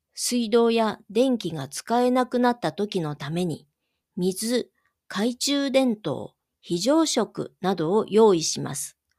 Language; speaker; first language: Japanese; native; Japanese